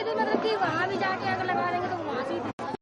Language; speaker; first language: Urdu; non-native, local second language; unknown